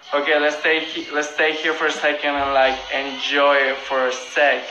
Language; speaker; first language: English; non-native, fluent; Spanish